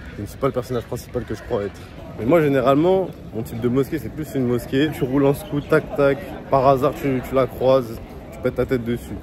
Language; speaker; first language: French; native; French